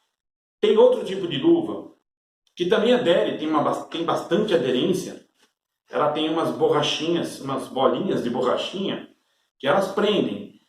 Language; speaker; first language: Portuguese; native; Portuguese